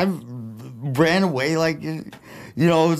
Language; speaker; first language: English; early bilingual, other home language; Russian